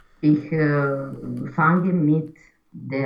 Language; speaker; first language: German; non-native, learner; Romanian